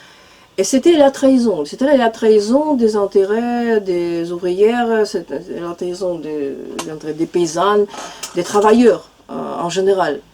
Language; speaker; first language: French; non-native, fluent; Russian